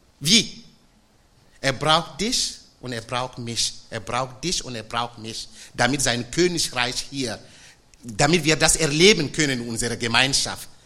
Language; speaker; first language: German; non-native, fluent; French